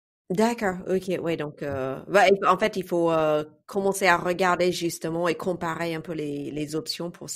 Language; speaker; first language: French; non-native, fluent; English